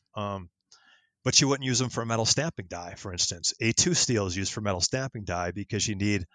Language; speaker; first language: English; native; English